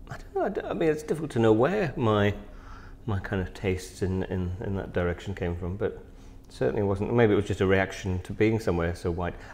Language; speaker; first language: English; native; English